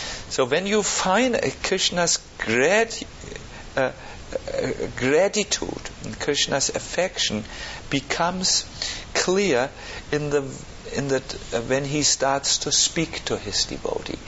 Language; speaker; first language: English; non-native, fluent; German